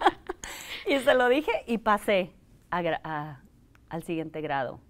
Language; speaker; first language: Spanish; early bilingual, heritage; Spanish